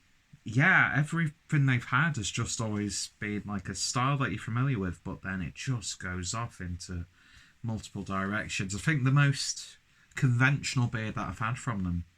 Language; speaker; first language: English; native; English